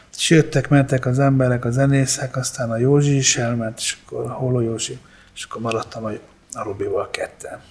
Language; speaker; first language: Hungarian; early bilingual, other home language; Italian